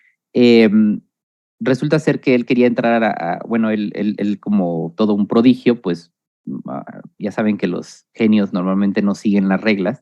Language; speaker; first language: Spanish; native; Spanish